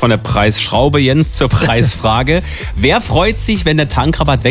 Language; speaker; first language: German; native; German